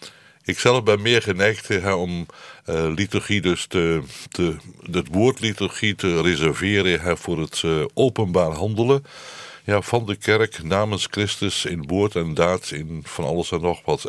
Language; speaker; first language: Dutch; native; Dutch